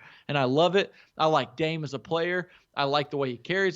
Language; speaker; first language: English; native; English